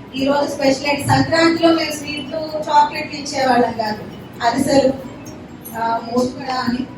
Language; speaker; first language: Telugu; native; Telugu